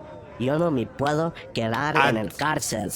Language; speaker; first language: Spanish; early bilingual, heritage; Spanish